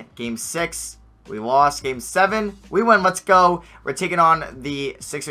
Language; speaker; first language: English; native; English